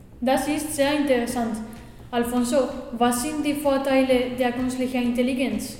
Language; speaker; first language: German; non-native, learner; Spanish